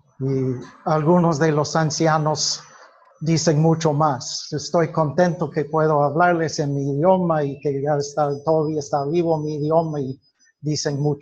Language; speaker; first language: Spanish; non-native, fluent; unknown